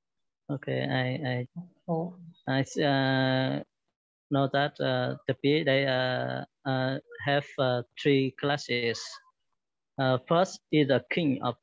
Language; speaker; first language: English; non-native, learner; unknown